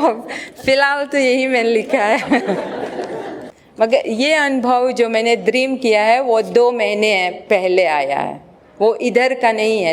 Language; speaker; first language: Hindi; non-native, local second language; Marathi